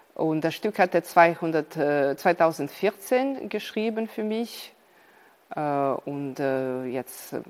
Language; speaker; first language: German; non-native, fluent; Serbian